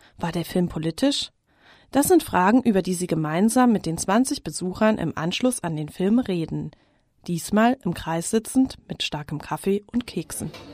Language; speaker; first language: German; native; German